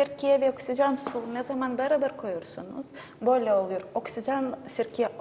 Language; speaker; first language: Turkish; non-native, learner; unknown